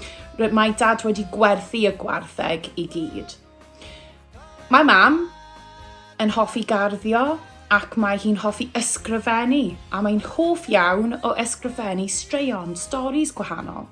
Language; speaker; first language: Welsh; native; Welsh